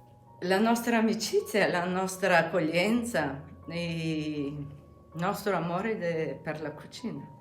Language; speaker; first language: Italian; non-native, fluent; Bulgarian